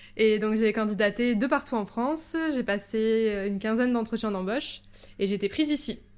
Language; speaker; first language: French; native; French